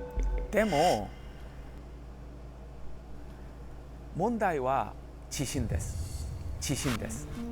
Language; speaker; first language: Japanese; non-native, learner; Korean